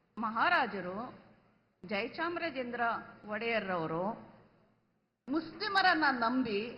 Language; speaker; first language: Kannada; non-native, local second language; Urdu